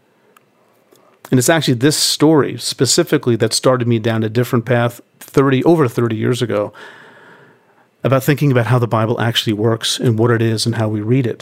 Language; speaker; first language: English; native; English